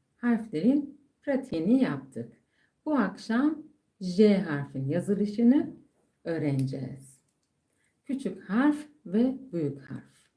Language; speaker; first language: Turkish; non-native, fluent; Persian